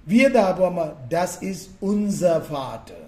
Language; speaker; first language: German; non-native, fluent; Sinhala